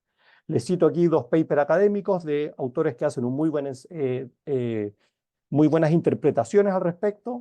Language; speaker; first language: Spanish; native; Spanish